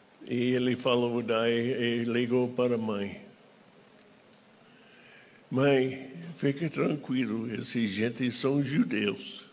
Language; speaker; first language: Portuguese; non-native, fluent; English